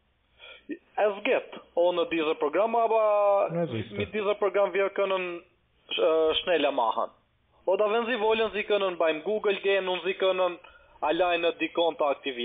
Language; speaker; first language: German; non-native, learner; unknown